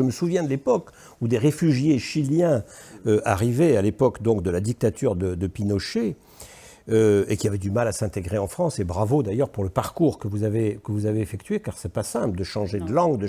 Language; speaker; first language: French; native; French